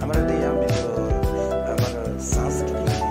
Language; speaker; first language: Hindi; non-native, learner; Tibetan